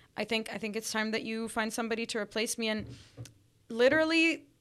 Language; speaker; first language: English; early bilingual, other home language; Arabic